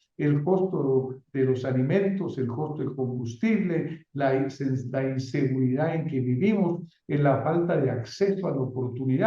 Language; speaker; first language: Spanish; native; Spanish